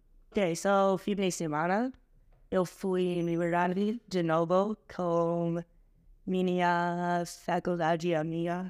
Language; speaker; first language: Portuguese; non-native, learner; English